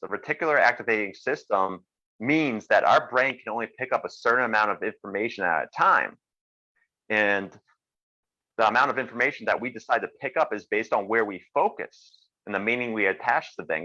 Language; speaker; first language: English; native; English